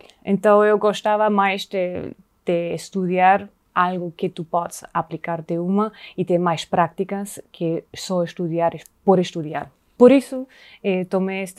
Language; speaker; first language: Portuguese; non-native, fluent; German